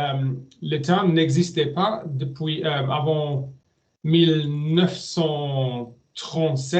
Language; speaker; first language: French; non-native, learner; German